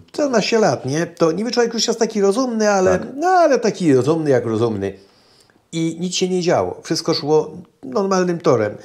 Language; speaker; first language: Polish; native; Polish